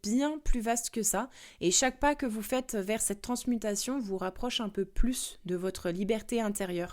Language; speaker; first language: French; native; French